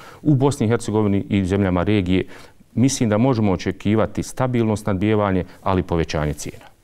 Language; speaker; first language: Serbian; native; Serbian